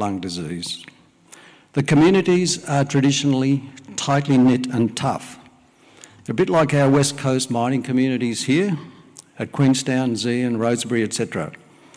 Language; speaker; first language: English; early bilingual, other home language; Welsh